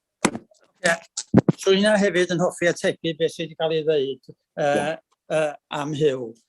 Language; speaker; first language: Welsh; native; Welsh